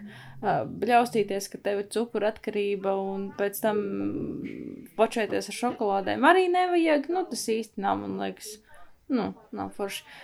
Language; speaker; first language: Latvian; native; Latvian